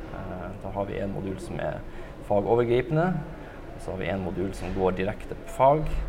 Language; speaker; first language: Norwegian; native; Norwegian